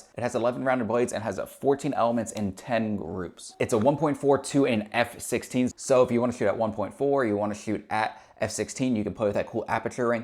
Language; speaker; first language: English; native; English